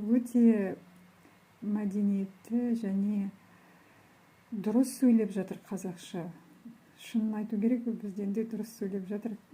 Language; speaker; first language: Kazakh; native; Kazakh